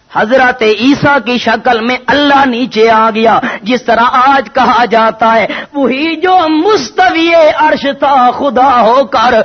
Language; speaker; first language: Urdu; non-native, local second language; Punjabi